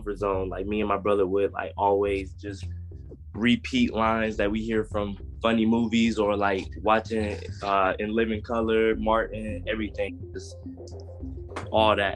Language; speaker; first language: English; native; English